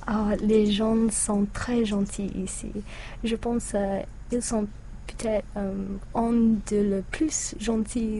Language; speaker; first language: French; non-native, learner; English